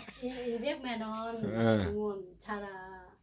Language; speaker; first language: Korean; non-native, learner; Vietnamese